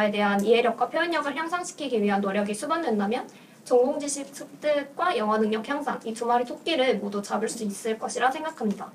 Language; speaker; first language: Korean; native; Korean